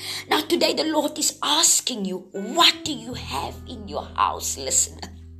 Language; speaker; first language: English; non-native, local second language; Afrikaans